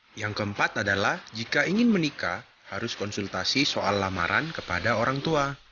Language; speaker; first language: Indonesian; native; Indonesian